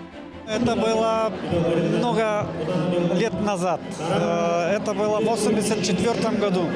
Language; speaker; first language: Russian; non-native, learner; Mongolian